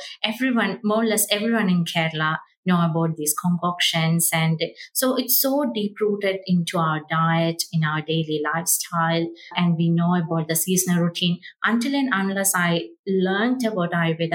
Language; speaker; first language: English; non-native, local second language; Malayalam